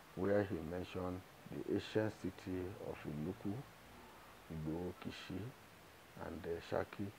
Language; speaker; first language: English; non-native, local second language; Yoruba